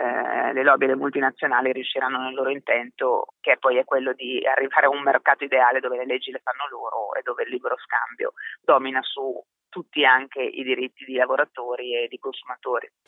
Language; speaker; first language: Italian; native; Italian